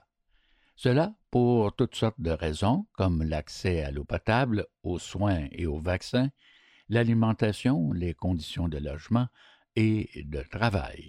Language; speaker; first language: French; native; French